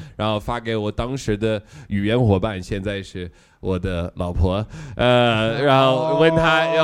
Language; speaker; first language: Chinese; non-native, fluent; English